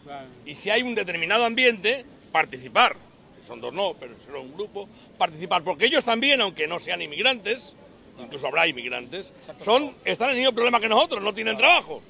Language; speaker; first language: Spanish; native; Spanish